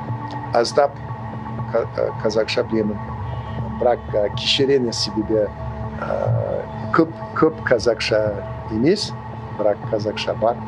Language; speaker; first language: Kazakh; non-native, learner; English